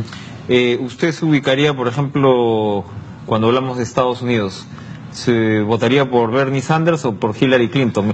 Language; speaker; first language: Spanish; native; Spanish